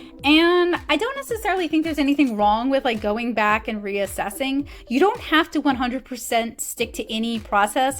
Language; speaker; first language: English; native; English